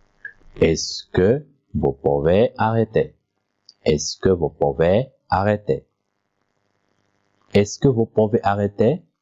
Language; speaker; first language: French; non-native, local second language; Arabic